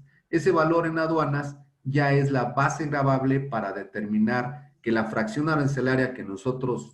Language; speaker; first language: Spanish; native; Spanish